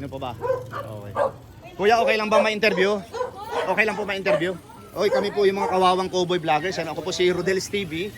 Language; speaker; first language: Filipino; non-native, local second language; Bikol